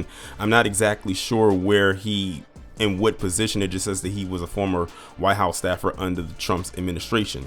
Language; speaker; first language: English; native; English